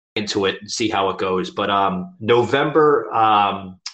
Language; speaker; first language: English; native; English